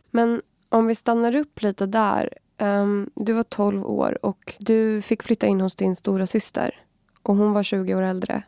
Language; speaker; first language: Swedish; native; Swedish